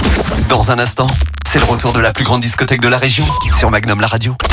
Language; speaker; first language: French; native; French